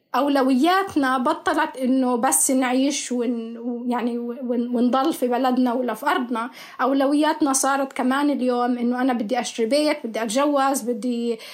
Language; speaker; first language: Arabic; native; Arabic